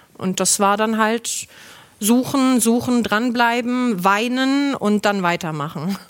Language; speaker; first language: German; non-native, local second language; Luxembourgish